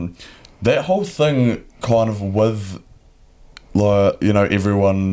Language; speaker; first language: English; native; English